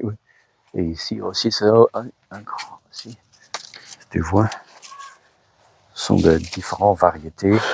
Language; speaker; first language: French; non-native, local second language; Dutch